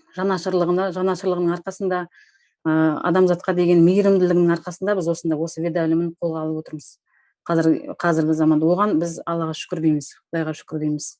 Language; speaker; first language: Kazakh; native; Kazakh